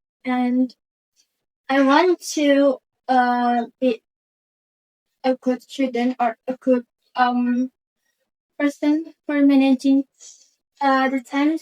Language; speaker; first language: English; non-native, learner; Indonesian